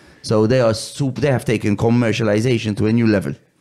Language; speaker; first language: English; non-native, local second language; Maltese